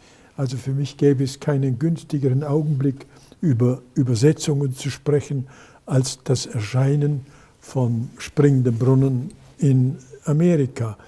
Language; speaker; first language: German; native; German